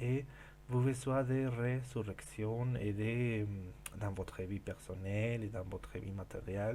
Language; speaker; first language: French; non-native, learner; Spanish